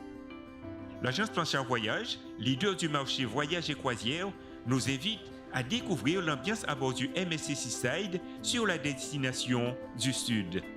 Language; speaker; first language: French; native; French